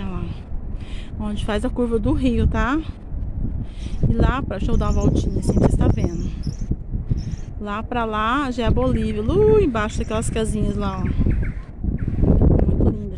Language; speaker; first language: Portuguese; native; Portuguese